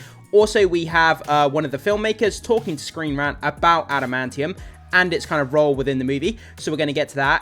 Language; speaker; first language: English; native; English